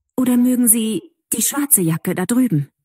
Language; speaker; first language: German; non-native, fluent; Persian